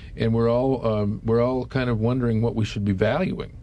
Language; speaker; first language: English; native; English